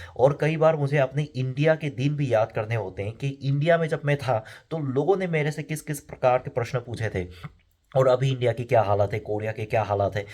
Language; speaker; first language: Hindi; non-native, fluent; Korean